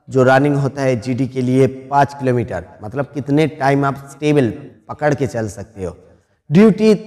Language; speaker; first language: Hindi; non-native, local second language; Bangla